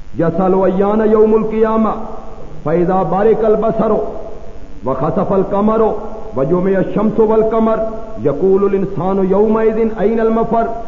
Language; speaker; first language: Urdu; non-native, local second language; Punjabi